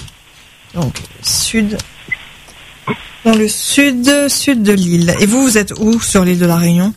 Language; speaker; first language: French; native; French